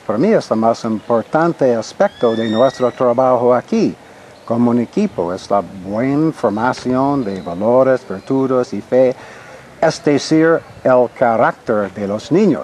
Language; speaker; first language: Spanish; non-native, fluent; English